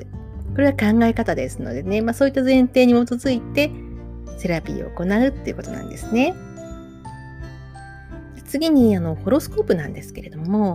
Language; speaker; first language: Japanese; native; Japanese